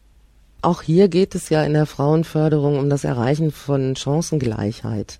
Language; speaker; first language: German; native; German